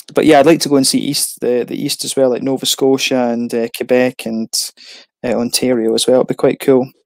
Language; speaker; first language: English; native; English